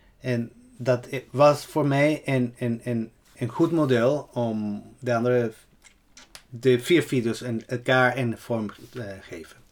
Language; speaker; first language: Dutch; non-native, fluent; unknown